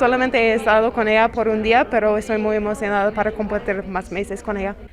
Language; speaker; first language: Spanish; non-native, fluent; English